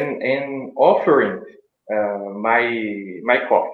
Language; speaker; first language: English; non-native, learner; Portuguese